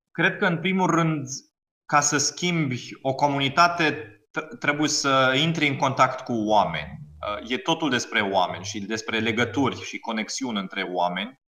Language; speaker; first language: Romanian; non-native, fluent; German